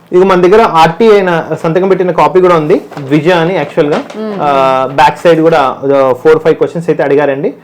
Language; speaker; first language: Telugu; native; Telugu